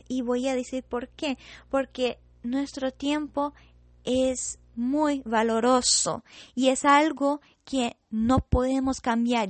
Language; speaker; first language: Spanish; non-native, fluent; English